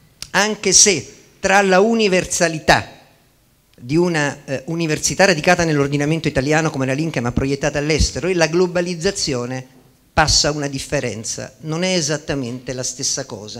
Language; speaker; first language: Italian; native; Italian